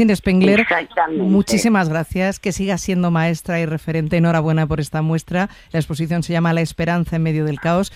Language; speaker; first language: Spanish; native; Spanish